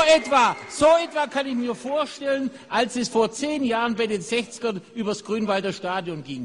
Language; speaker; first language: German; native; German